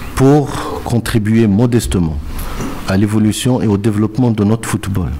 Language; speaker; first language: French; non-native, local second language; Arabic